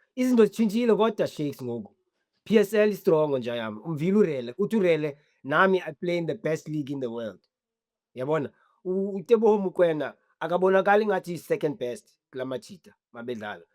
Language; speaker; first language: Zulu; non-native, local second language; Xhosa